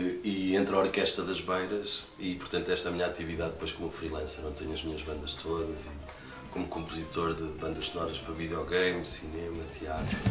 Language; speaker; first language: Portuguese; native; Portuguese